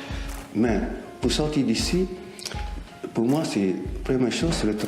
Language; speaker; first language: French; non-native, local second language; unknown